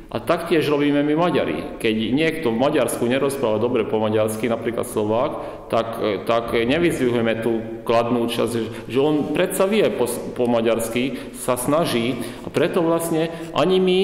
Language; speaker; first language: Slovak; non-native, local second language; Hungarian